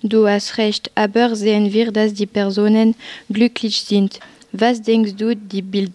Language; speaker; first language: German; non-native, learner; French